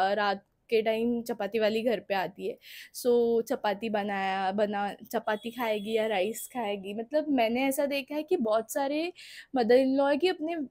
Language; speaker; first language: Hindi; non-native, local second language; Marathi